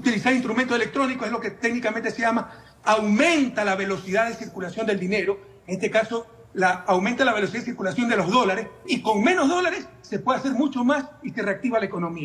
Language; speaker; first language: Spanish; native; Spanish